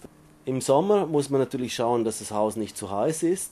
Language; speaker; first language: German; native; German